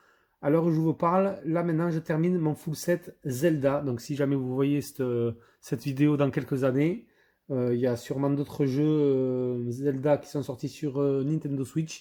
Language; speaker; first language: French; native; French